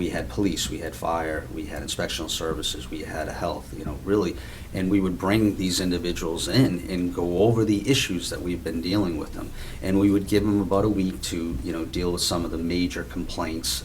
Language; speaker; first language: English; native; English